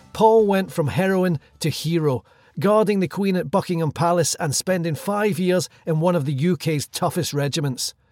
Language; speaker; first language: English; native; English